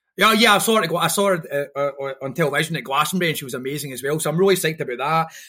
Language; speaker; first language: English; native; English